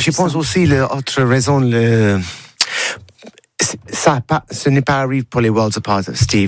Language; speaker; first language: French; non-native, learner; English